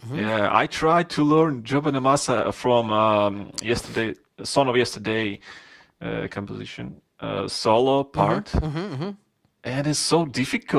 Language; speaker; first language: English; non-native, fluent; Russian